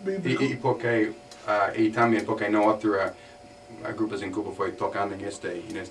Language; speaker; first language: Spanish; non-native, learner; English